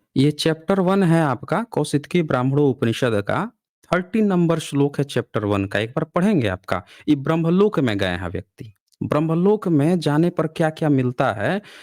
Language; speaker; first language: Hindi; native; Hindi